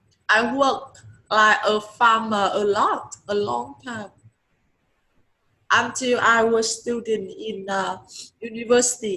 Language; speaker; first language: English; non-native, learner; Vietnamese